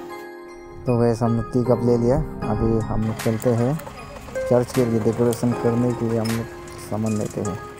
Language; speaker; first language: Hindi; non-native, local second language; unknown